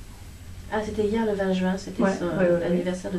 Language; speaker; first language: French; native; French